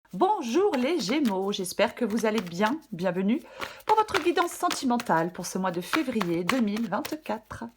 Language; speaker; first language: French; native; French